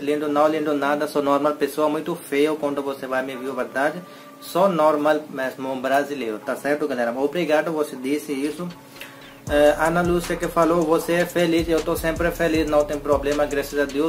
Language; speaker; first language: Portuguese; non-native, learner; Hindi